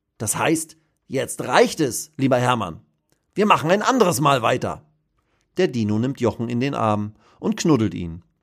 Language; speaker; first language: German; native; German